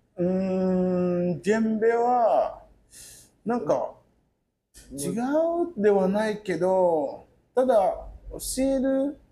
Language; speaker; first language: Japanese; non-native, fluent; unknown